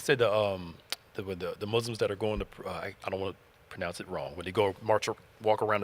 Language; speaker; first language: English; native; English